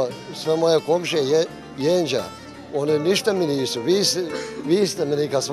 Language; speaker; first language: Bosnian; early bilingual, heritage; Bosnian